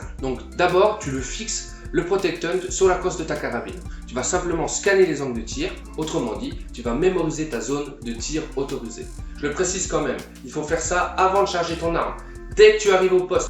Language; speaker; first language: French; native; French